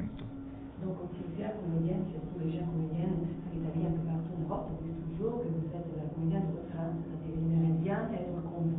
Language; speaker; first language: French; non-native, fluent; Italian